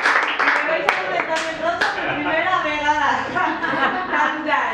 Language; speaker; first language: Catalan; non-native, local second language; Spanish